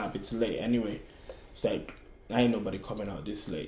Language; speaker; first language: English; non-native, local second language; Yoruba